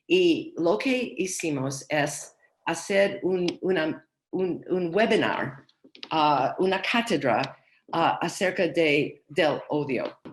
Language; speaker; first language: Spanish; non-native, learner; English